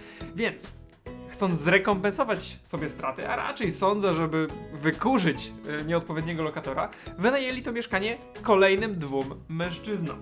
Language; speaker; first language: Polish; native; Polish